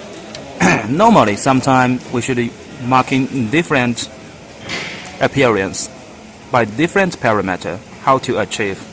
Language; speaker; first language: English; non-native, learner; Chinese